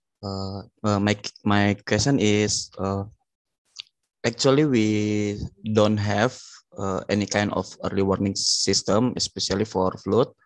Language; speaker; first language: English; non-native, learner; Indonesian